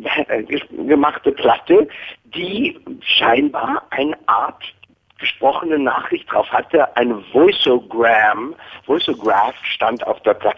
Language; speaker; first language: German; non-native, fluent; English